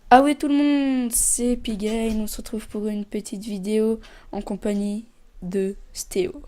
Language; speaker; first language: French; native; French